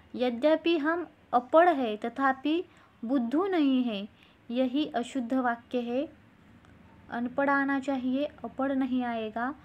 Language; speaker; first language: Hindi; non-native, local second language; Marathi